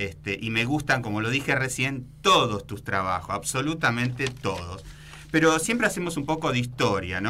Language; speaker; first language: Spanish; native; Spanish